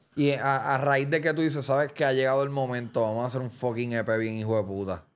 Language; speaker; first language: Spanish; native; Spanish